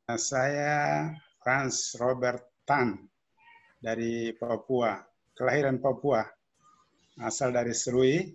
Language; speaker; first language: Indonesian; native; Indonesian